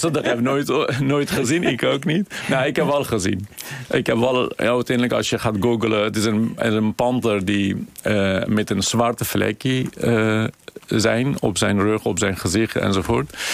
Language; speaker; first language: Dutch; non-native, fluent; Kurdish